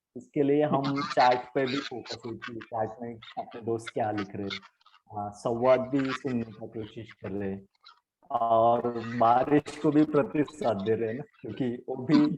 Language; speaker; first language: Hindi; non-native, local second language; Marathi